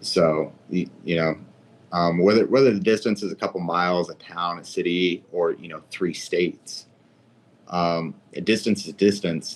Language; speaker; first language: English; native; English